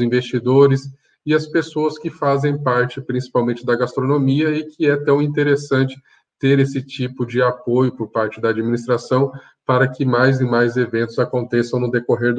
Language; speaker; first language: Portuguese; native; Portuguese